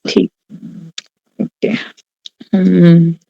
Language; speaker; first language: Hindi; non-native, learner; Telugu